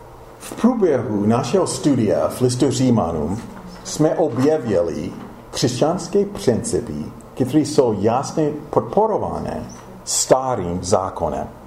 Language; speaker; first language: Czech; non-native, fluent; English